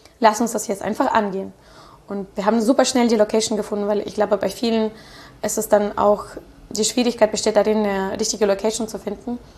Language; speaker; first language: German; non-native, fluent; Russian